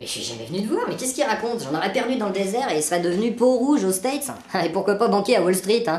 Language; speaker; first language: French; native; French